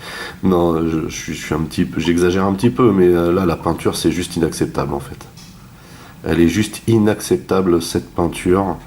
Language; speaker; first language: French; native; French